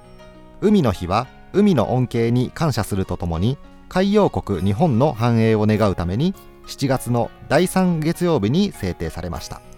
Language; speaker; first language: Japanese; native; Japanese